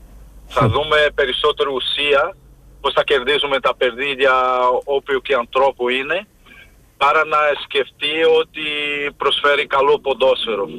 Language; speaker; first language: Greek; non-native, fluent; Portuguese